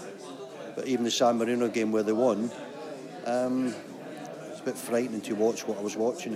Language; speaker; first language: English; native; English